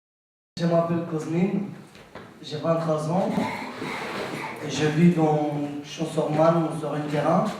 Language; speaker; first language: French; non-native, learner; Romanian